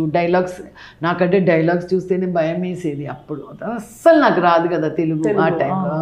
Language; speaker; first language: Telugu; non-native, local second language; Malayalam